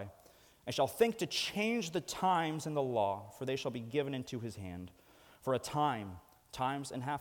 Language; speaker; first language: English; native; English